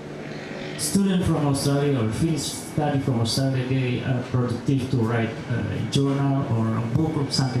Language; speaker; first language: English; non-native, local second language; Indonesian